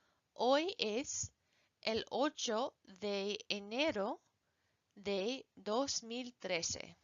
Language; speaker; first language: Spanish; non-native, fluent; English